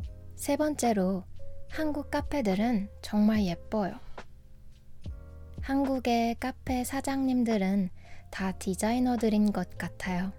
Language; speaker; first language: Korean; non-native, fluent; English